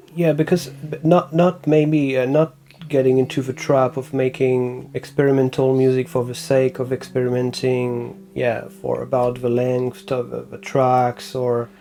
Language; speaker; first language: English; non-native, fluent; French